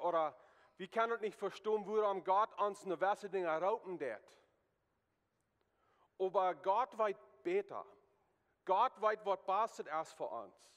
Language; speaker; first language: German; non-native, learner; Plautdietsch